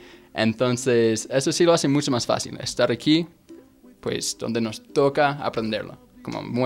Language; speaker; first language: Spanish; non-native, fluent; English